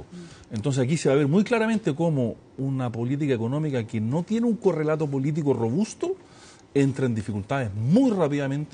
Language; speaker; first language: Spanish; native; Spanish